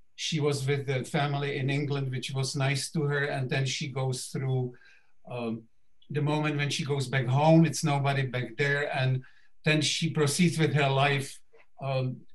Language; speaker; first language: English; non-native, fluent; Czech